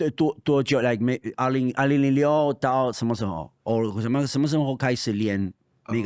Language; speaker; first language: Chinese; non-native, fluent; Spanish